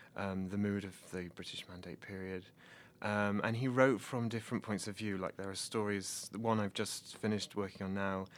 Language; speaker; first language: English; native; English